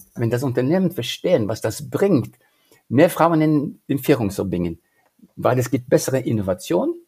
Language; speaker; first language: German; non-native, fluent; Norwegian